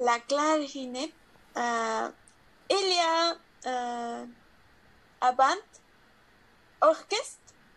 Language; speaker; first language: French; non-native, learner; Spanish